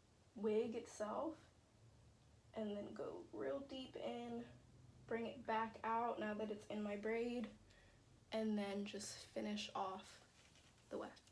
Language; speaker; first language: English; native; English